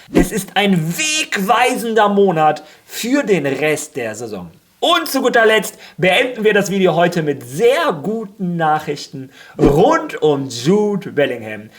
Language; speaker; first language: German; early bilingual, other home language; Spanish